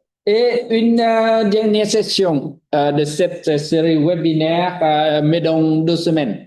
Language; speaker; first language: French; non-native, fluent; Vietnamese